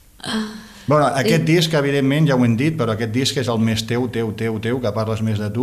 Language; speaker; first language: Catalan; native; Catalan